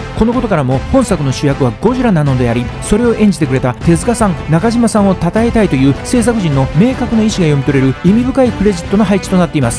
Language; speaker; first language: Japanese; native; Japanese